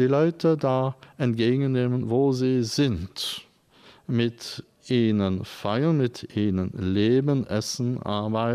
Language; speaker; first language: German; non-native, fluent; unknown